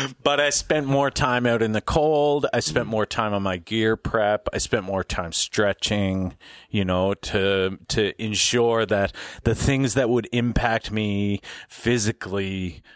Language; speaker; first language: English; native; English